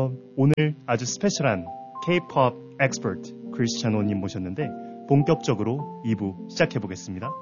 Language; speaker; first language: Korean; native; Korean